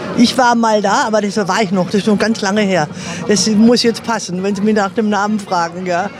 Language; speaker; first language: German; native; German